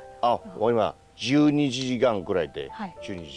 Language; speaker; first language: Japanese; non-native, learner; Chinese